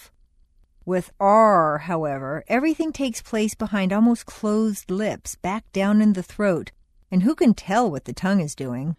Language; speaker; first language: English; native; English